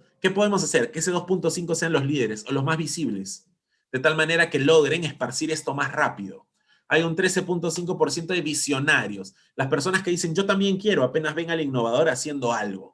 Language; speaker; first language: Spanish; native; Spanish